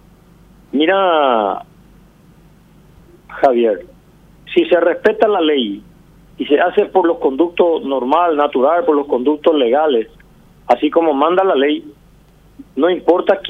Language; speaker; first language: Spanish; native; Spanish